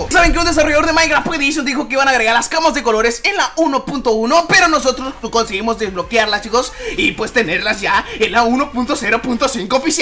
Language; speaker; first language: Spanish; native; Spanish